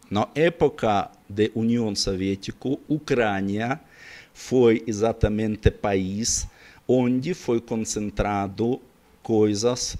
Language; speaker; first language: Portuguese; non-native, learner; Russian